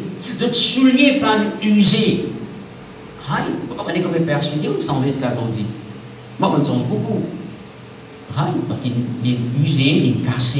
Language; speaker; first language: French; non-native, local second language; Morisyen